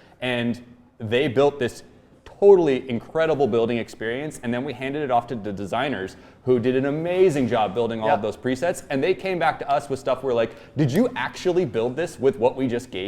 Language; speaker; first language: English; native; English